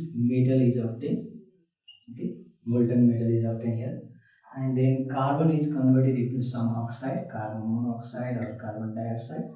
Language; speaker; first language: English; non-native, local second language; Nepali